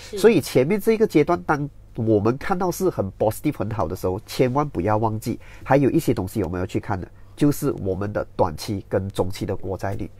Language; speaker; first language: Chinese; native; Chinese